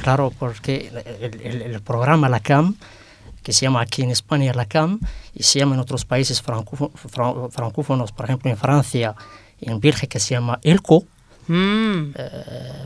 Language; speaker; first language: Spanish; non-native, fluent; Arabic